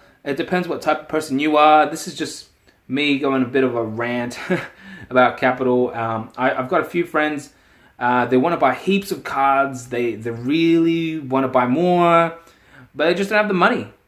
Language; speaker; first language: English; native; English